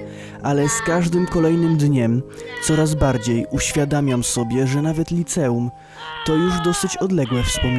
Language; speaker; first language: Polish; native; Polish